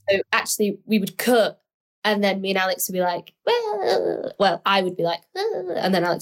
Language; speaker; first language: English; native; English